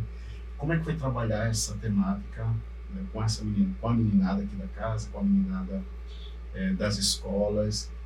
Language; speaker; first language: Portuguese; native; Portuguese